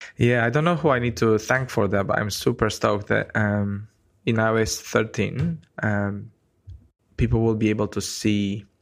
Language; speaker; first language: English; non-native, fluent; Romanian